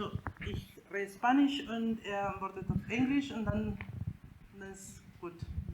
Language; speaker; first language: German; non-native, fluent; Spanish